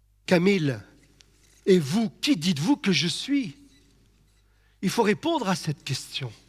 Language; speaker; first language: French; native; French